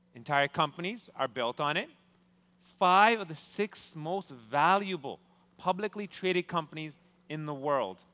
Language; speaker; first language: English; native; English